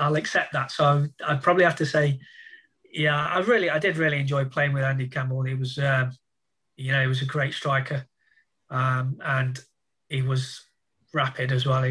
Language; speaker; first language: English; native; English